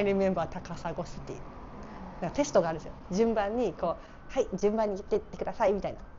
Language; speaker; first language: Japanese; native; Japanese